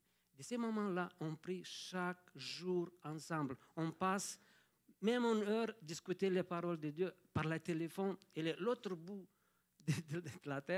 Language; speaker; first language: French; non-native, fluent; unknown